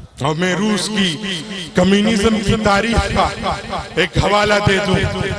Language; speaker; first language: Urdu; non-native, local second language; Pashto